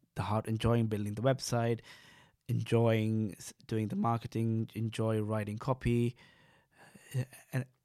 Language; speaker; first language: English; non-native, local second language; Sinhala